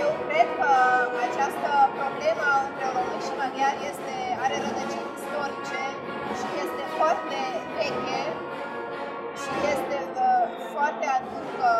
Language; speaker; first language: Romanian; non-native, local second language; Hungarian